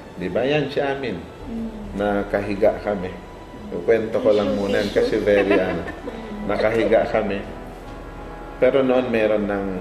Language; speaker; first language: Filipino; non-native, local second language; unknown